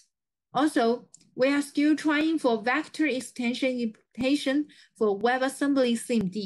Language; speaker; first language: English; non-native, fluent; Chinese